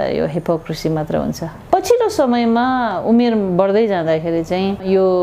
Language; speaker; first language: Nepali; non-native, local second language; Tibetan